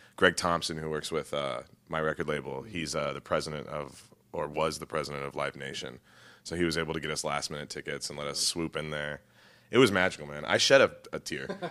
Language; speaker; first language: English; native; English